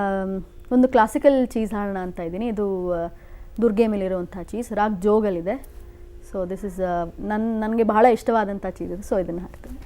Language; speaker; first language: Kannada; native; Kannada